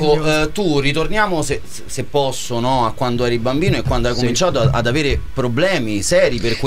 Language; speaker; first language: Italian; native; Italian